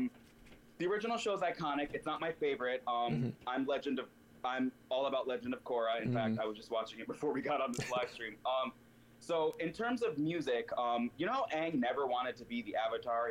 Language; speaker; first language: English; native; English